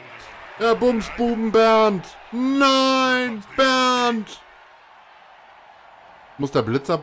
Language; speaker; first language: German; native; German